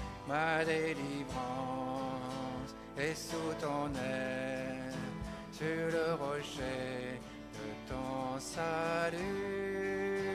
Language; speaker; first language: French; native; French